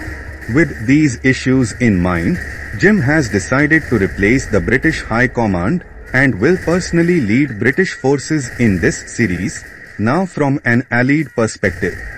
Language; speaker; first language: English; non-native, fluent; Portuguese